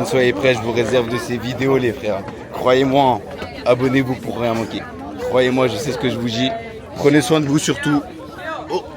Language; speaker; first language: French; native; French